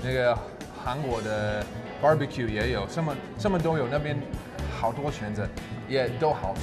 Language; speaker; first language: Chinese; non-native, fluent; English